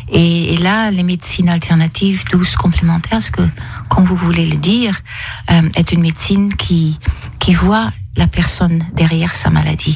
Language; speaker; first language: French; non-native, fluent; Dutch